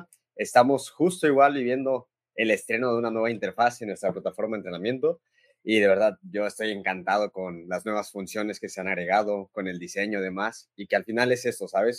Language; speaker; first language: Spanish; native; Spanish